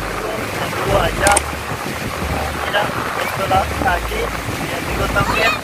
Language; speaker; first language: Spanish; non-native, learner; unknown